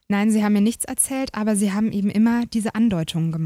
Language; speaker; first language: German; native; German